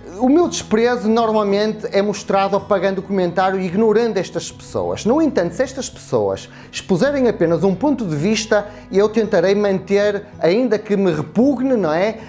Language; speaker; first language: Portuguese; native; Portuguese